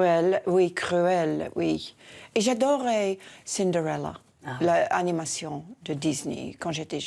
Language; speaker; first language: French; non-native, learner; English